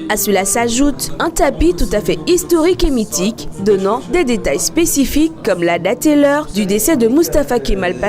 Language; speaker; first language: French; native; French